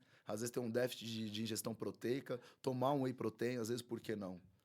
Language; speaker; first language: Portuguese; native; Portuguese